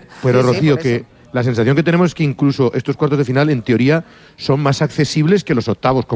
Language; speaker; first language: Spanish; native; Spanish